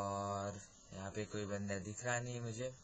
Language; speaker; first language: Hindi; native; Hindi